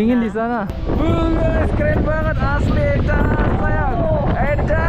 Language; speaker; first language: Indonesian; native; Indonesian